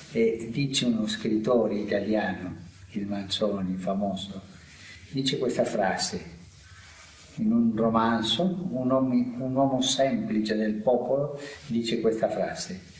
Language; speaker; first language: Italian; non-native, fluent; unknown